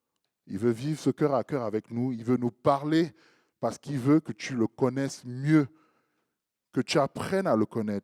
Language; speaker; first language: French; native; French